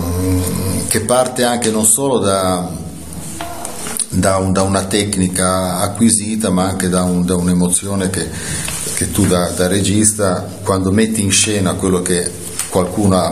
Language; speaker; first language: Italian; native; Italian